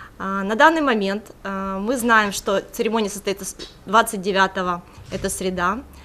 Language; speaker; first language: Russian; native; Russian